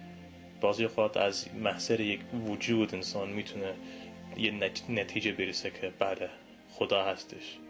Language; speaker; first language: Persian; non-native, fluent; English